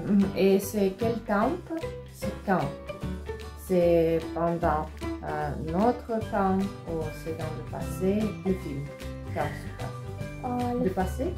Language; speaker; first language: French; non-native, fluent; Russian